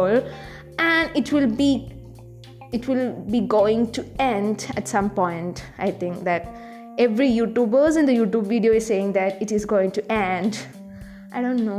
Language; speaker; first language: English; non-native, local second language; Malayalam